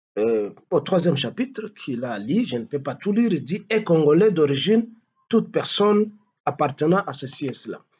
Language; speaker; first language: French; non-native, local second language; Swahili